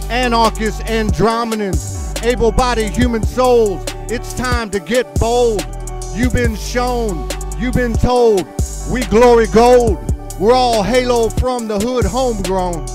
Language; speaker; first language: English; native; English